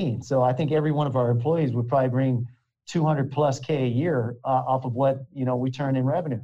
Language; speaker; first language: English; native; English